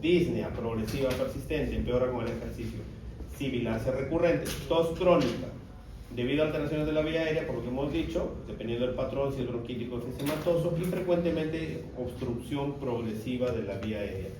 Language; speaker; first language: Spanish; native; Spanish